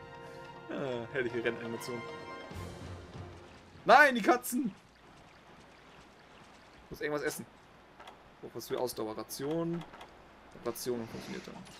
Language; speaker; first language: German; native; German